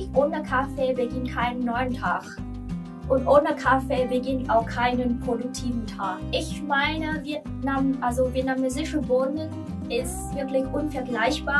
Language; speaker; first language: German; non-native, learner; Vietnamese